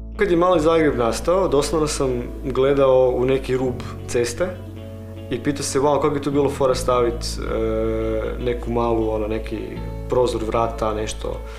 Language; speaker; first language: Croatian; native; Croatian